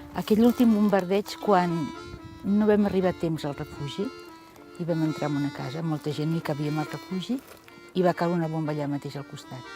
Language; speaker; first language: Catalan; native; Catalan